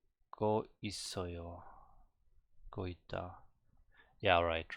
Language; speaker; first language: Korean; non-native, learner; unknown